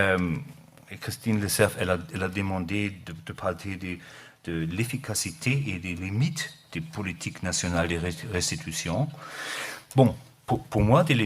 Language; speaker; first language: French; non-native, learner; German